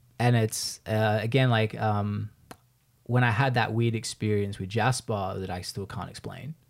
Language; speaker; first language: English; native; English